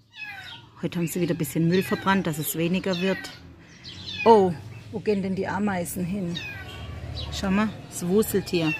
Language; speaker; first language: German; native; German